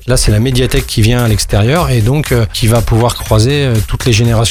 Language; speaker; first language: French; native; French